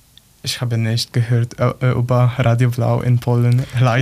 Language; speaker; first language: German; non-native, learner; Polish